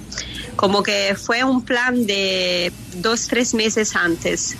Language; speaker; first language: Spanish; non-native, fluent; Italian